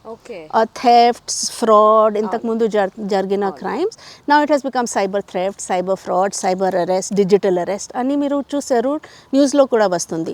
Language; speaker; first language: Telugu; non-native, local second language; Hindi